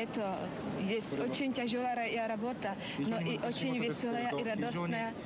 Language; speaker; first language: Russian; non-native, learner; Czech